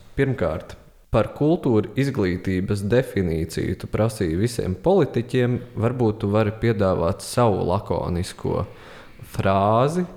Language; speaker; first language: Latvian; native; Latvian